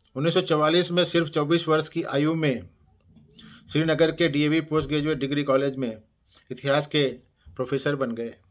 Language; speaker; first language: Hindi; native; Hindi